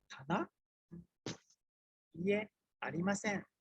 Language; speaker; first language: Japanese; non-native, learner; Indonesian